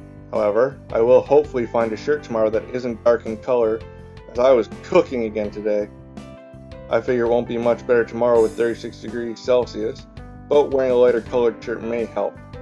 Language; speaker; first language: English; native; English